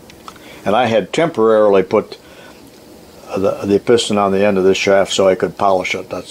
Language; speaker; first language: English; native; English